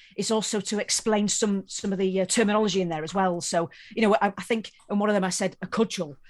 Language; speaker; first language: English; native; English